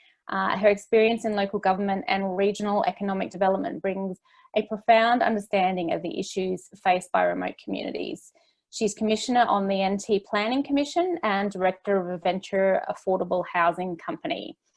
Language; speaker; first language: English; native; English